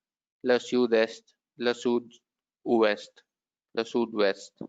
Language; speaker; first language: French; non-native, learner; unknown